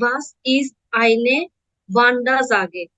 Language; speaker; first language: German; non-native, learner; Bangla